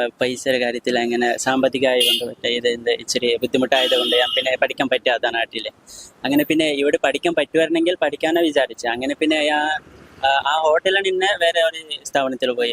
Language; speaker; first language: Malayalam; non-native, local second language; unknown